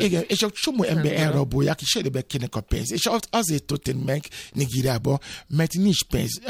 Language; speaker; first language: Hungarian; non-native, learner; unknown